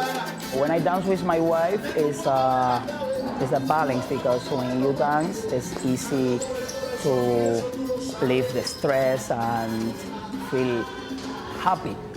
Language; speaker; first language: English; non-native, learner; Spanish